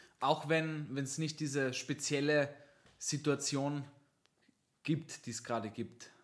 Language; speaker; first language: German; native; German